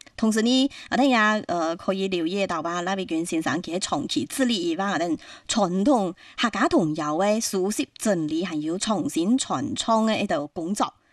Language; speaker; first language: Cantonese; non-native, local second language; Hakka Chinese